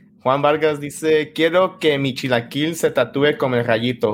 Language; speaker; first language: Spanish; early bilingual, heritage; Spanish